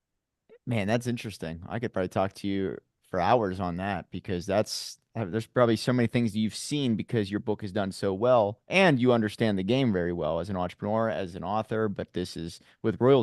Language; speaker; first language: English; native; English